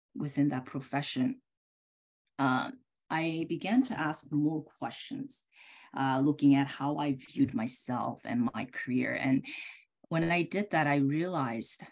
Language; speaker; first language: English; early bilingual, other home language; Korean